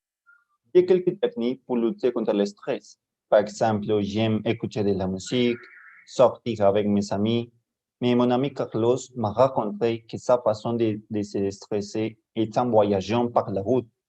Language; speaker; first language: French; non-native, learner; Spanish